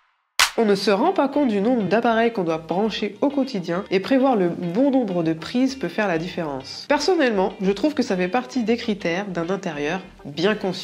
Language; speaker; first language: French; native; French